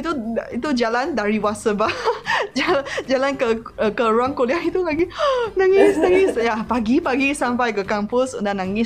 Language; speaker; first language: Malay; non-native, local second language; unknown